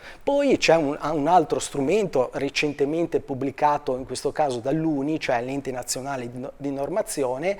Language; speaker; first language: Italian; native; Italian